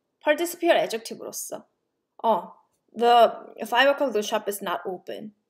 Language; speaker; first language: English; non-native, fluent; Korean